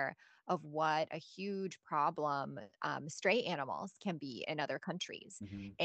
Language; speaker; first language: English; non-native, fluent; Bosnian